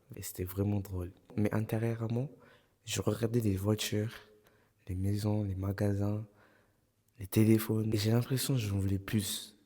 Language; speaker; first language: French; early bilingual, other home language; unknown